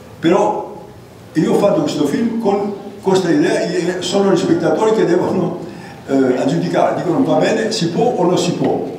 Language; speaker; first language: Italian; non-native, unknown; Greek